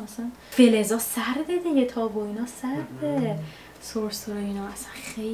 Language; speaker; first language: Persian; native; Persian